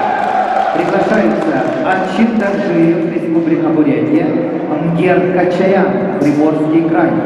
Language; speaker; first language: Russian; native; Russian